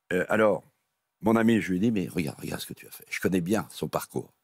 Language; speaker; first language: French; native; French